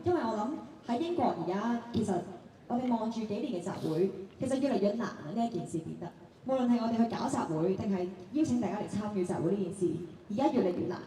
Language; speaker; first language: Cantonese; native; Cantonese